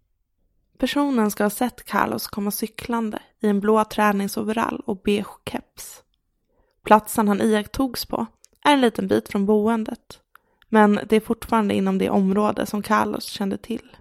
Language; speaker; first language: Swedish; native; Swedish